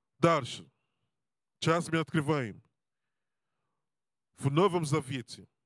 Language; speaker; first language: Russian; non-native, learner; English